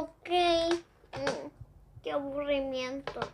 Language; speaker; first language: Spanish; native; Spanish